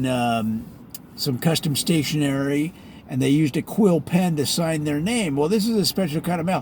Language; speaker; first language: English; native; English